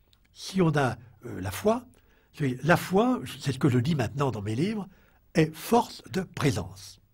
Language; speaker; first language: French; native; French